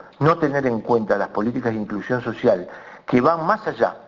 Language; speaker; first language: Spanish; native; Spanish